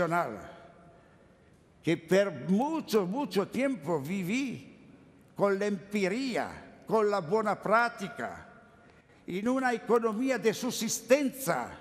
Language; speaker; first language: Spanish; non-native, learner; Italian